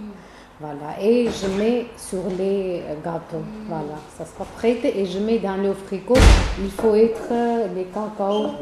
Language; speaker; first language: French; non-native, learner; Armenian